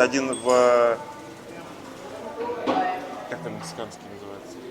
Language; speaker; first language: Russian; native; Russian